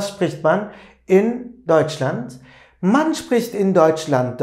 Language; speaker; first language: German; non-native, fluent; Turkish